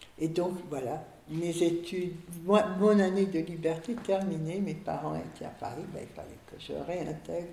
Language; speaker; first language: French; early bilingual, other home language; Hungarian